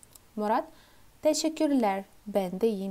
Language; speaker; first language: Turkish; non-native, fluent; Kazakh